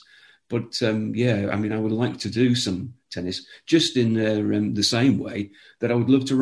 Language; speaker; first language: English; native; English